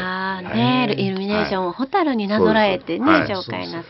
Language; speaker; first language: Japanese; native; Japanese